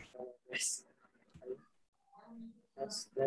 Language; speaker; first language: English; non-native, learner; Indonesian